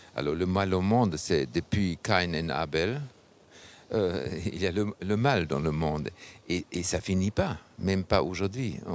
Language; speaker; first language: French; non-native, fluent; German